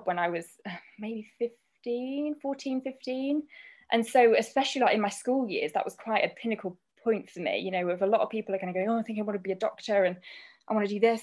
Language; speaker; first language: English; native; English